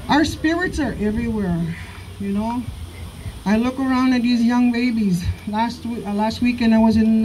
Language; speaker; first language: English; native; English